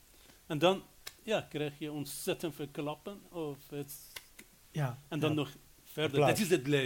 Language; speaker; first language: Dutch; non-native, fluent; Persian